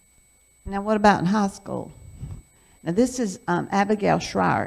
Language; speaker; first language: English; native; English